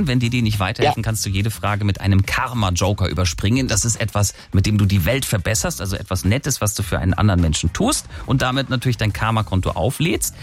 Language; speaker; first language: German; native; German